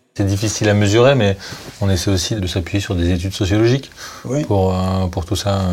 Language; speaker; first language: French; native; French